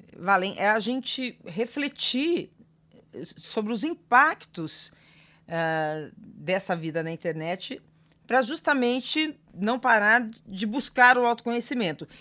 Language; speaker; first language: Portuguese; native; Portuguese